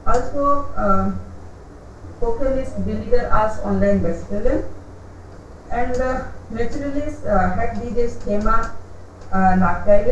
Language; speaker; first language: German; non-native, learner; Hindi